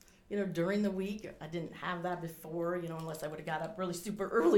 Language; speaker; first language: English; native; English